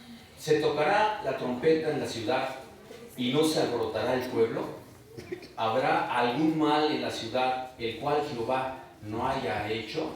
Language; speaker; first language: Spanish; native; Spanish